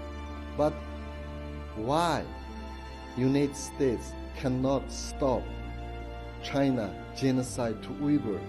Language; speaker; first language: English; non-native, learner; Uyghur